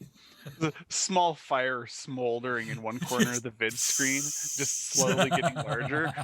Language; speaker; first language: English; native; English